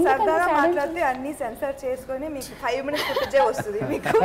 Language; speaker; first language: Telugu; non-native, fluent; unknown